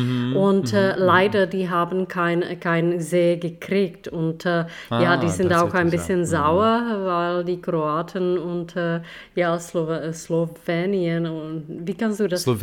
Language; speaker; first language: German; non-native, fluent; Czech